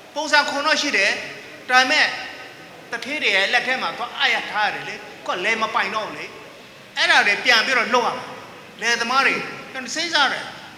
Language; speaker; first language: Burmese; non-native, local second language; Shan